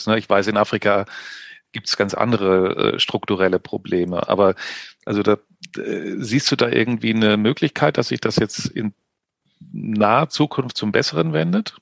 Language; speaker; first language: German; native; German